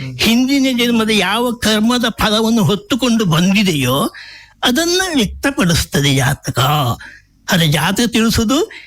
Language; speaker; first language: Kannada; native; Kannada